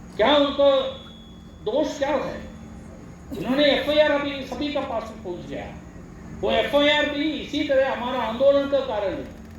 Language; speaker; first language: Hindi; non-native, local second language; Malayalam